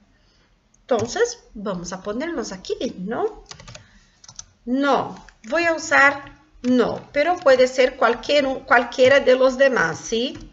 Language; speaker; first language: Spanish; non-native, local second language; Portuguese